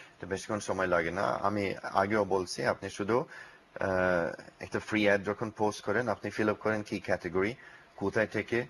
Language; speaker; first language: Bangla; non-native, learner; English